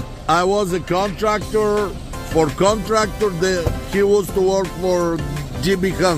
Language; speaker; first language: English; non-native, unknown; Bulgarian